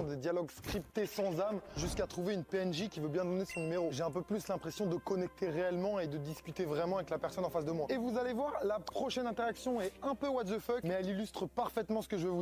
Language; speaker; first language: French; native; French